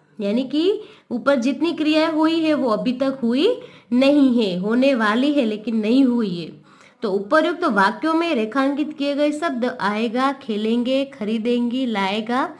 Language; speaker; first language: Hindi; non-native, local second language; Gujarati